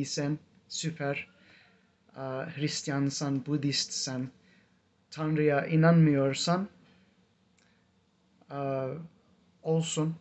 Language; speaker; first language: Turkish; non-native, fluent; English